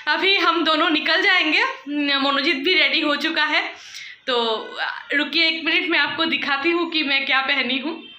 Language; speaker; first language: Hindi; non-native, local second language; Bangla